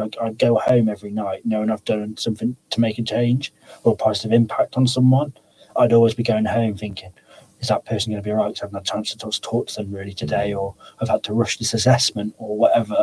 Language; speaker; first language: English; native; English